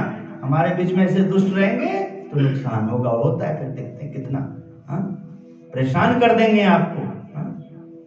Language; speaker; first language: Hindi; native; Hindi